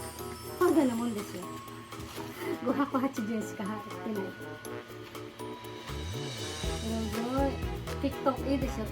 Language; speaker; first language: Japanese; non-native, fluent; Filipino